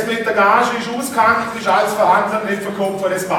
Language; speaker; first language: German; native; German